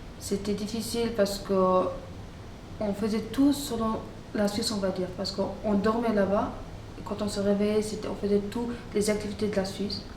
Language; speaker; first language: French; non-native, fluent; Arabic